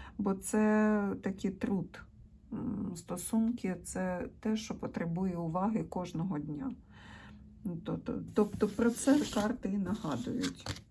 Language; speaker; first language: Ukrainian; non-native, local second language; Russian